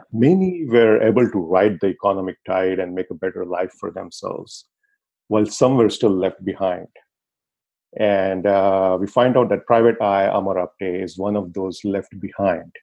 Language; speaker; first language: English; non-native, local second language; Marathi